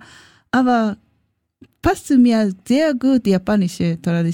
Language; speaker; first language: German; non-native, learner; Japanese